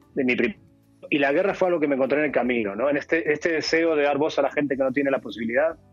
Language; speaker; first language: Spanish; native; Spanish